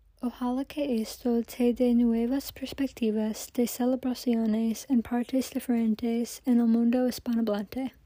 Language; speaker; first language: Spanish; non-native, learner; English